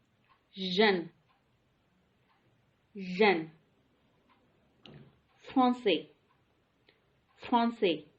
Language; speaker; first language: French; non-native, fluent; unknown